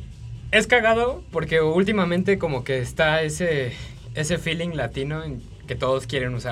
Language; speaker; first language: Spanish; native; Spanish